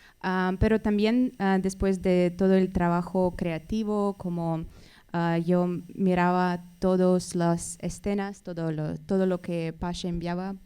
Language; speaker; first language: Spanish; non-native, fluent; Russian